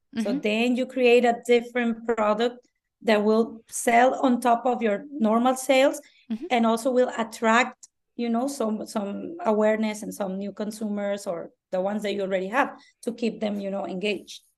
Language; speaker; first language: English; non-native, fluent; Spanish